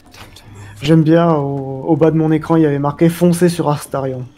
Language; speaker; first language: French; native; French